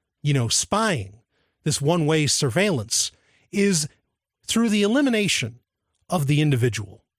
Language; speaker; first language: English; native; English